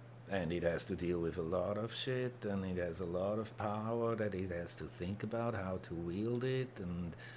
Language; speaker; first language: English; non-native, fluent; German